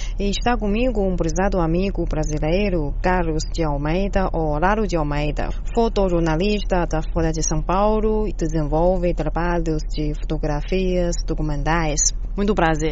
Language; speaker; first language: Portuguese; non-native, learner; Chinese